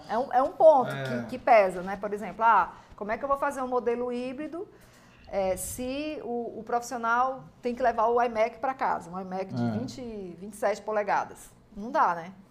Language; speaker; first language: Portuguese; native; Portuguese